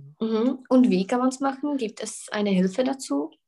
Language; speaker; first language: German; non-native, fluent; Czech